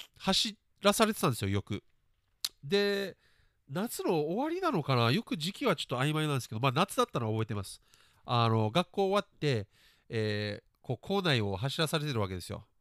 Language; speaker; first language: Japanese; early bilingual, other home language; English